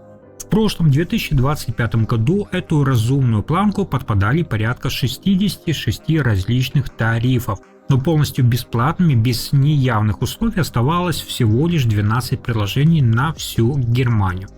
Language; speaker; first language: Russian; native; Russian